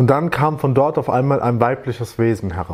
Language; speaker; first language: German; native; German